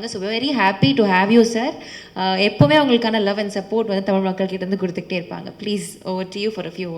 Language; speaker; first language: Tamil; native; Tamil